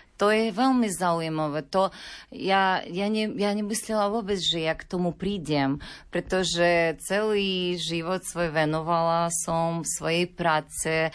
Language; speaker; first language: Slovak; non-native, learner; Ukrainian